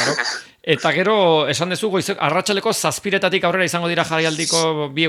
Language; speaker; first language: Basque; native; Basque